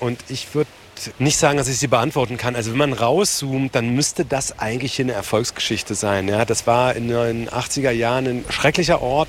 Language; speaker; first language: German; native; German